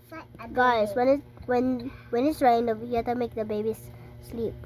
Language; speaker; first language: English; non-native, local second language; Cebuano